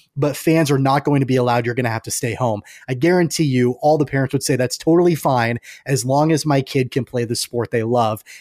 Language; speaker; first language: English; native; English